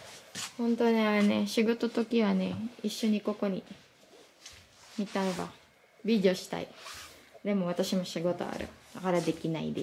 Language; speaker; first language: Japanese; non-native, learner; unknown